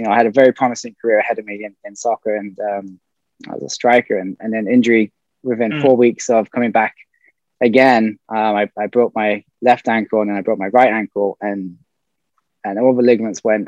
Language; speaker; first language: English; native; English